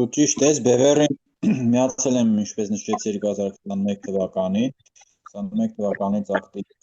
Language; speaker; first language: Armenian; early bilingual, heritage; Armenian